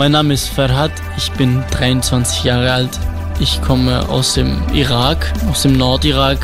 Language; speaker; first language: German; non-native, fluent; Kurdish